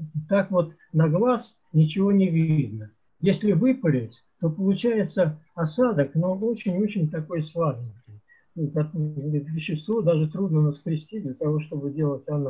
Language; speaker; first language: Russian; native; Russian